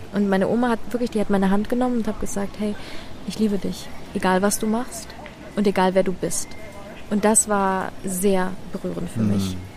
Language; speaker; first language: German; early bilingual, other home language; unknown